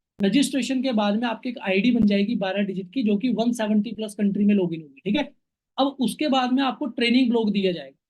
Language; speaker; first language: Hindi; native; Hindi